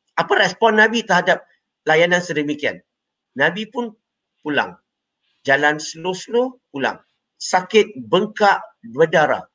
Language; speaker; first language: Malay; non-native, local second language; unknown